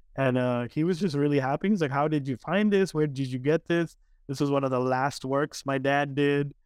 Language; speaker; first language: English; early bilingual, other home language; Arabic